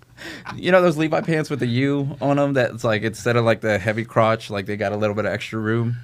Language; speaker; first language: English; native; English